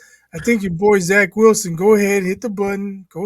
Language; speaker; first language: English; native; English